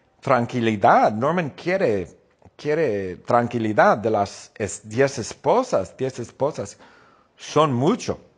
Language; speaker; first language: Spanish; non-native, fluent; English